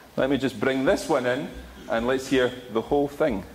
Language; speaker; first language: English; native; English